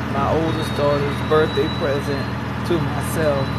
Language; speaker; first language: English; native; English